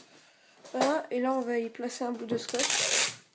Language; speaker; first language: French; native; French